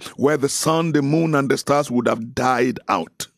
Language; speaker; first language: English; non-native, local second language; Yoruba